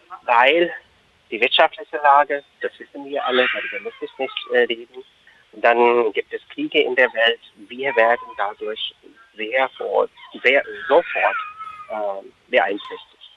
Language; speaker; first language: German; non-native, fluent; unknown